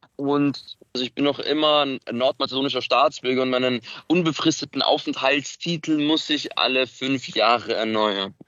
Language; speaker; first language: German; early bilingual, other home language; Macedonian